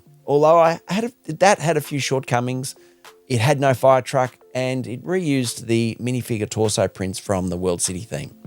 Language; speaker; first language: English; native; English